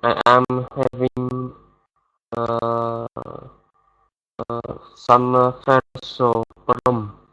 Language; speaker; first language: English; non-native, learner; Vietnamese